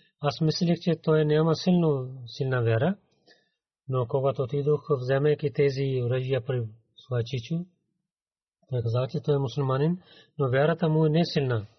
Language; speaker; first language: Bulgarian; non-native, learner; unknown